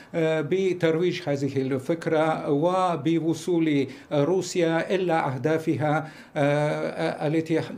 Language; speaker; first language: Arabic; non-native, fluent; Russian